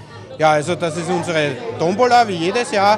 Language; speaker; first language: German; native; German